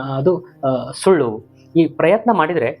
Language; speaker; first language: Kannada; native; Kannada